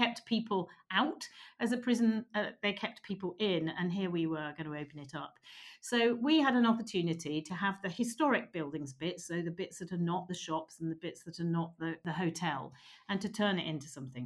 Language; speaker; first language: English; native; English